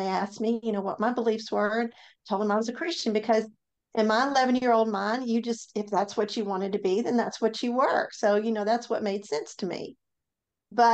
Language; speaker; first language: English; native; English